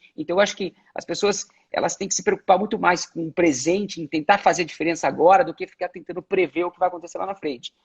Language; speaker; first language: Portuguese; native; Portuguese